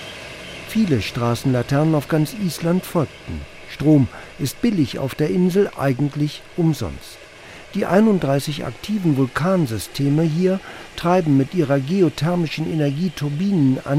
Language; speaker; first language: German; native; German